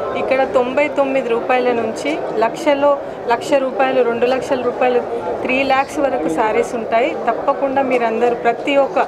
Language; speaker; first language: Telugu; native; Telugu